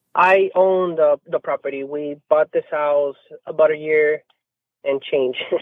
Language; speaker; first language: English; non-native, fluent; Spanish